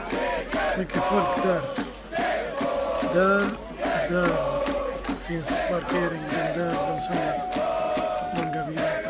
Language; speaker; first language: Swedish; non-native, learner; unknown